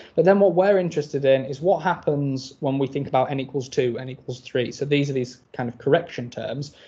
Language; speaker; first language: English; native; English